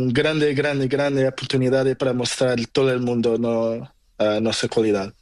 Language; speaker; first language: Spanish; non-native, learner; Portuguese